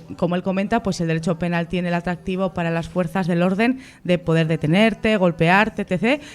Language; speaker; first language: Spanish; native; Spanish